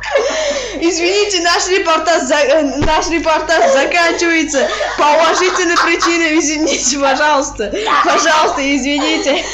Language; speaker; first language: Russian; non-native, local second language; Uzbek